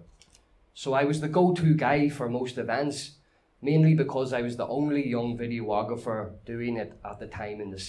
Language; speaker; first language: English; native; English